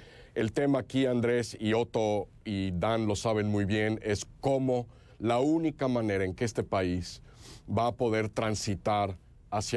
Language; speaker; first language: Spanish; native; Spanish